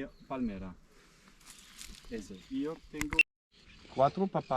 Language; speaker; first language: Spanish; non-native, learner; German